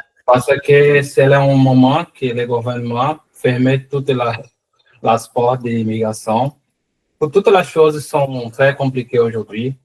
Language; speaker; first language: French; non-native, learner; Portuguese